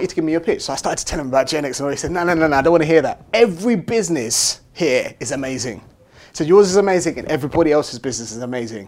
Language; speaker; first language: English; native; English